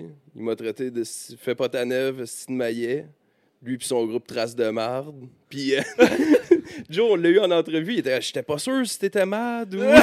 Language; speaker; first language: French; native; French